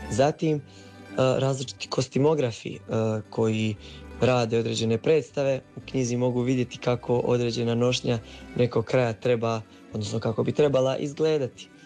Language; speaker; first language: Croatian; native; Croatian